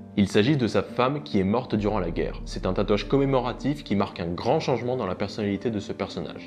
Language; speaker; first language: French; native; French